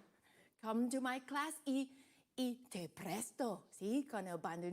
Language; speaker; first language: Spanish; non-native, learner; Cantonese